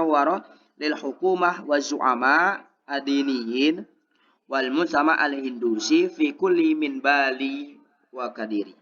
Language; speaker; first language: Arabic; non-native, learner; Indonesian